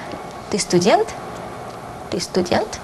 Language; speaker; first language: Russian; non-native, fluent; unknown